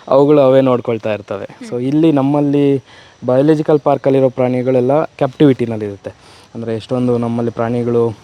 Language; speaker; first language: Kannada; native; Kannada